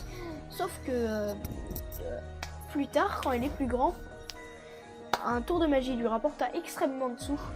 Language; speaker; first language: French; native; French